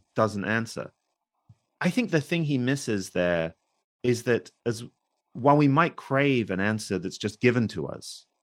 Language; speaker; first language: English; native; English